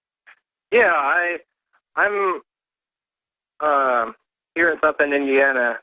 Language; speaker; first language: English; native; English